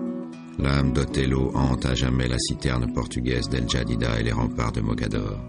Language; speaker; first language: French; native; French